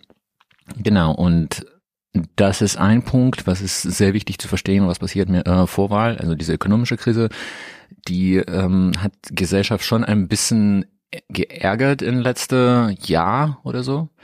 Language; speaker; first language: German; non-native, learner; Russian